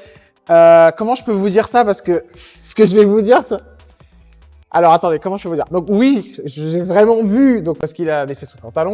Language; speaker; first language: French; native; French